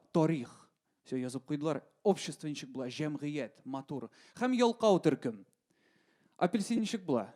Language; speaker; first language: Tatar; non-native, local second language; Russian